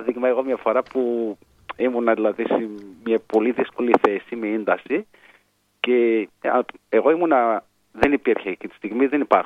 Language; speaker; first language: Greek; non-native, fluent; Arabic